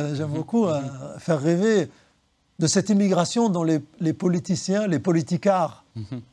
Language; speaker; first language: French; native; French